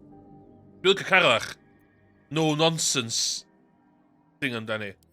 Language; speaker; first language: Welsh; non-native, learner; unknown